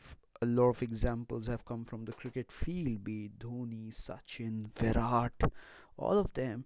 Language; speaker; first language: English; non-native, local second language; Hindi